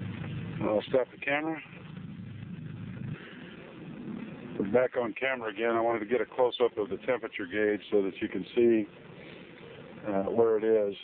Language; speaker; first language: English; native; English